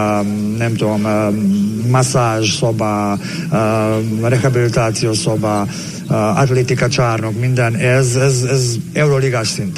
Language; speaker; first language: Hungarian; non-native, learner; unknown